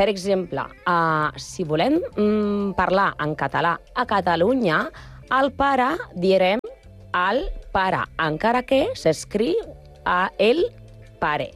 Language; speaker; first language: Catalan; non-native, learner; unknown